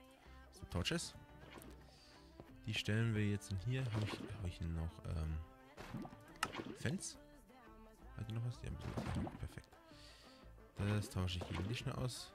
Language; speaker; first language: German; native; German